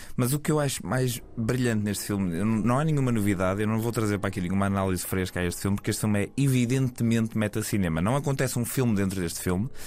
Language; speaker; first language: Portuguese; native; Portuguese